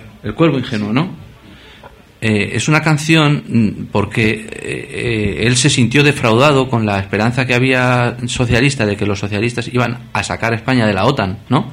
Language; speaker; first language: Spanish; native; Spanish